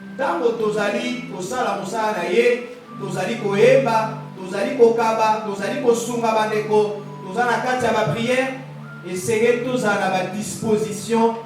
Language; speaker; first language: Lingala; native; Lingala